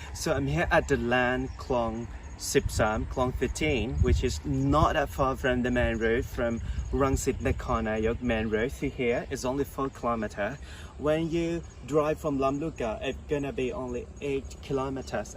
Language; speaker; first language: English; non-native, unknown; Thai